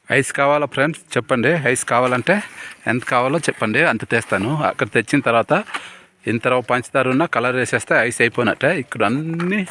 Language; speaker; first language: Telugu; native; Telugu